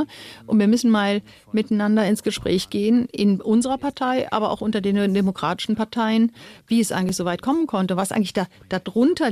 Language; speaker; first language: German; native; German